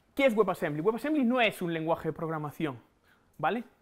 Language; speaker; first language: Spanish; native; Spanish